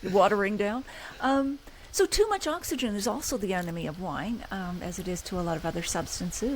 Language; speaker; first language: English; native; English